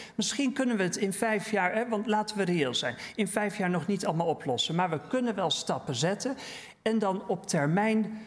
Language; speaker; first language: Dutch; native; Dutch